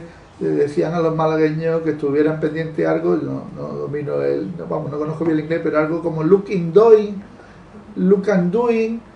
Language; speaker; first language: Spanish; native; Spanish